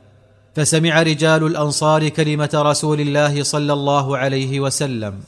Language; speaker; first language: Arabic; native; Arabic